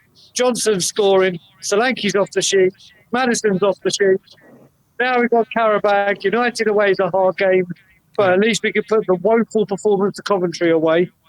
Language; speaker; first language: English; native; English